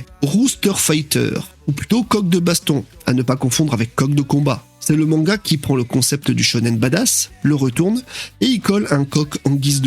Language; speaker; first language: French; native; French